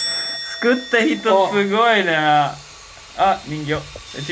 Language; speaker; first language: Japanese; non-native, fluent; English